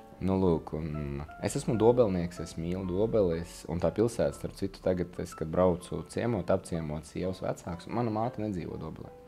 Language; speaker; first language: Latvian; non-native, local second language; Russian